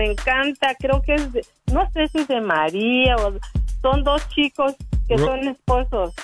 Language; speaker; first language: Spanish; native; Spanish